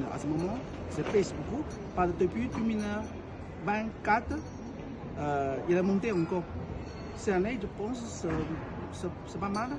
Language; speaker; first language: French; non-native, learner; Chinese